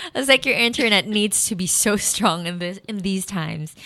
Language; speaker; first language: English; non-native, local second language; Filipino